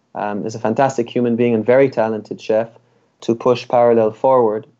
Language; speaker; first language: English; early bilingual, other home language; Hebrew